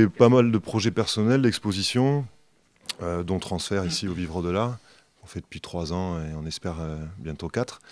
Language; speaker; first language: French; native; French